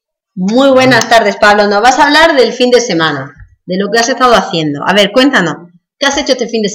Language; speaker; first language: Spanish; native; Spanish